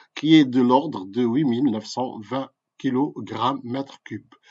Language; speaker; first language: French; non-native, local second language; Arabic